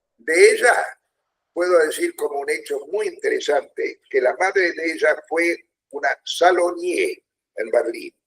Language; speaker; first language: Spanish; early bilingual, other home language; German